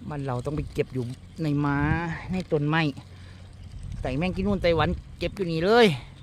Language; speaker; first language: Thai; native; Thai